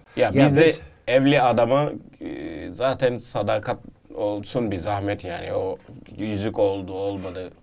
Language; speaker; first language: Turkish; native; Turkish